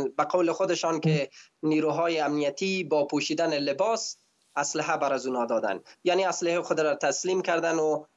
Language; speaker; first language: Persian; native; Persian